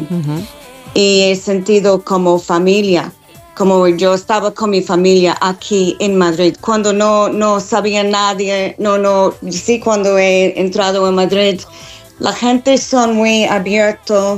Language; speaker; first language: Spanish; non-native, fluent; English